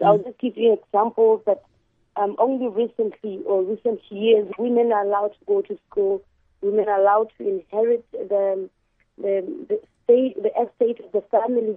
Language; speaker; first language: English; non-native, local second language; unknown